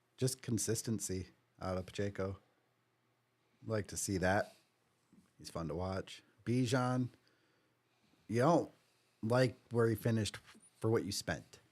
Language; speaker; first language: English; native; English